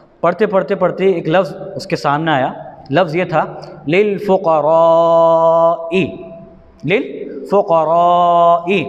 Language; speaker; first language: Urdu; native; Urdu